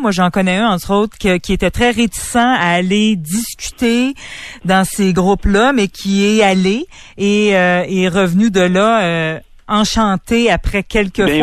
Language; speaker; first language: French; native; French